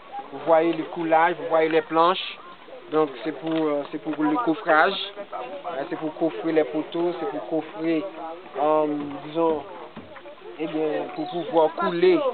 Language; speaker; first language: French; non-native, local second language; Haitian Creole